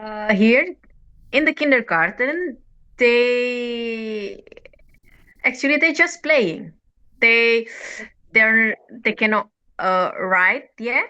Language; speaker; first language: English; early bilingual, heritage; Indonesian